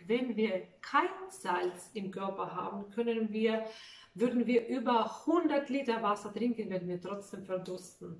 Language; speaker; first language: German; non-native, fluent; Russian